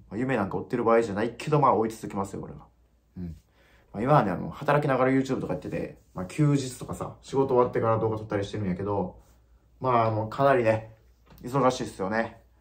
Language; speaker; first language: Japanese; native; Japanese